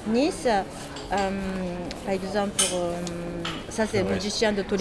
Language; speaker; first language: French; non-native, learner; Japanese